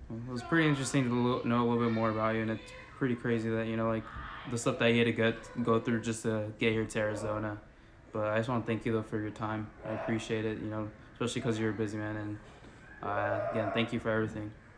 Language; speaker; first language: English; early bilingual, other home language; Spanish